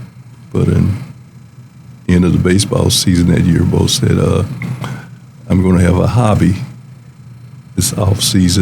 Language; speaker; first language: English; native; English